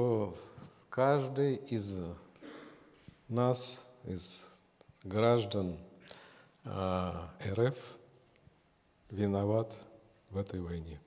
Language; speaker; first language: Russian; native; Russian